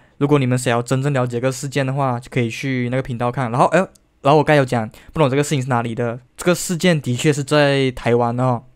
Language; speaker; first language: Chinese; native; Chinese